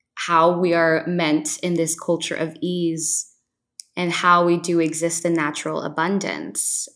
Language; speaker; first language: English; non-native, local second language; Filipino